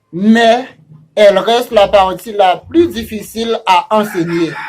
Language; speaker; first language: French; non-native, fluent; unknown